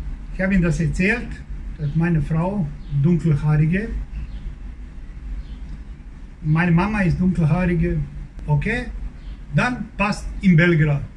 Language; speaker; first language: German; non-native, learner; Croatian